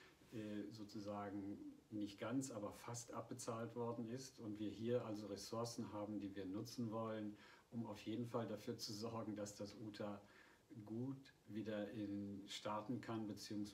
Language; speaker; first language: German; native; German